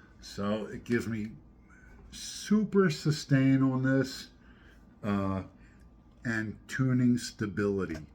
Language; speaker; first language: English; native; English